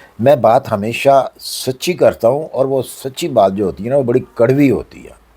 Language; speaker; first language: Urdu; non-native, local second language; Punjabi